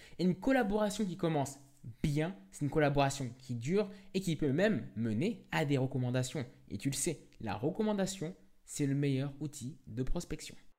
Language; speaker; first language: French; native; French